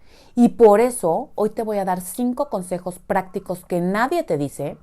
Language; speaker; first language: Spanish; native; Spanish